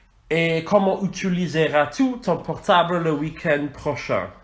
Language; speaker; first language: French; non-native, fluent; Welsh